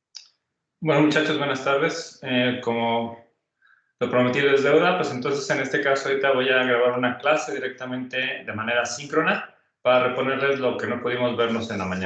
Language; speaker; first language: Spanish; native; Spanish